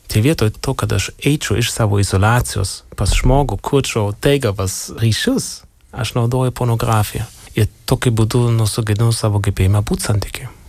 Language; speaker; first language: Lithuanian; non-native, fluent; German